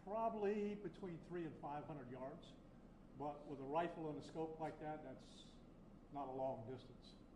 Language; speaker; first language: English; native; English